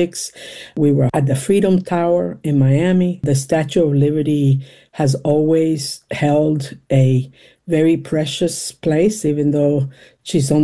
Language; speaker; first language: English; non-native, local second language; Spanish